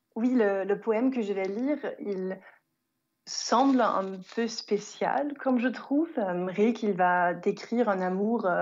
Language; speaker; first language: French; non-native, fluent; German